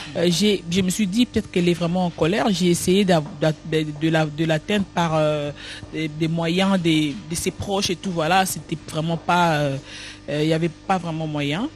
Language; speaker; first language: French; non-native, local second language; Lingala